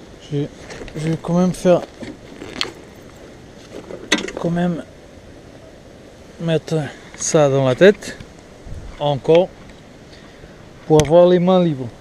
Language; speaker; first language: French; non-native, fluent; Portuguese